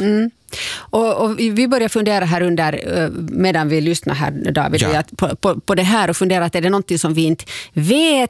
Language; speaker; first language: Swedish; native; Swedish